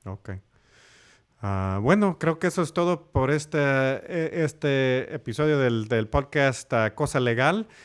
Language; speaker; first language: Spanish; early bilingual, heritage; English